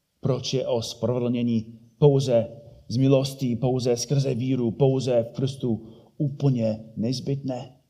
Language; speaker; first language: Czech; non-native, fluent; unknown